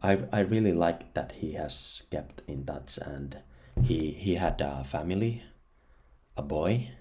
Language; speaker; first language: English; non-native, fluent; Finnish